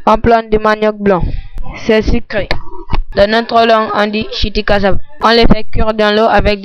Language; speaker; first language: French; non-native, local second language; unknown